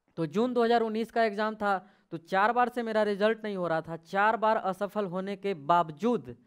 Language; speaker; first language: Hindi; native; Hindi